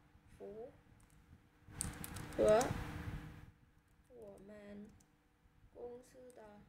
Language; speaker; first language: Chinese; non-native, learner; Vietnamese